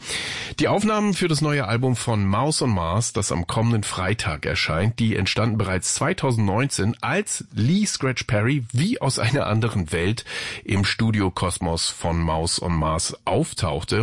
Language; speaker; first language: German; native; German